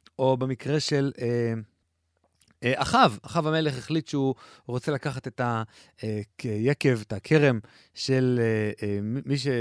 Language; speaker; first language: Hebrew; native; Hebrew